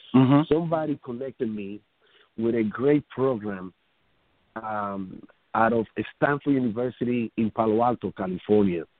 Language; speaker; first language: English; non-native, fluent; Spanish